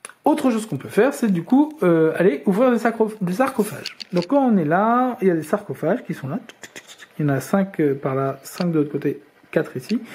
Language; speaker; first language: French; native; French